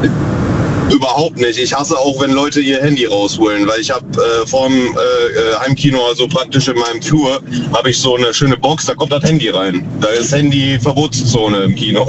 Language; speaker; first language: German; native; German